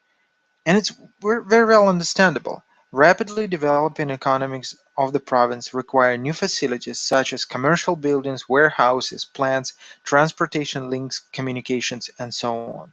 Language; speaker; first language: English; non-native, fluent; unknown